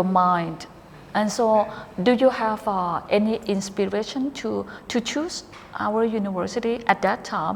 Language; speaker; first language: English; non-native, fluent; Thai